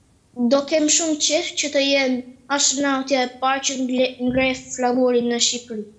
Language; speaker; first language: Albanian; early bilingual, heritage; Albanian